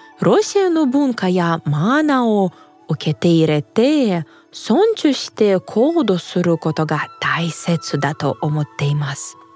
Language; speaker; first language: Japanese; non-native, fluent; Russian